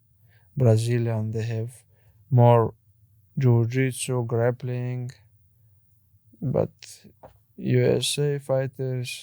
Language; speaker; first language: English; non-native, learner; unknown